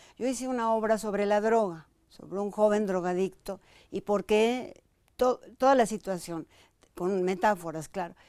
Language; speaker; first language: Spanish; native; Spanish